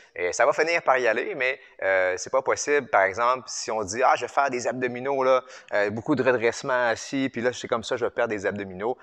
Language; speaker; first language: French; native; French